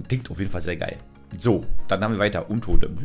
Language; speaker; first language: German; native; German